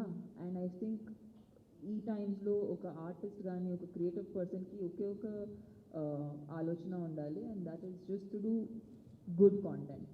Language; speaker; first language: Telugu; non-native, fluent; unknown